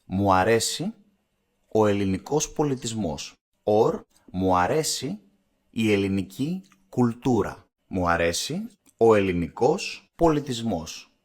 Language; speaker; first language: Greek; non-native, learner; English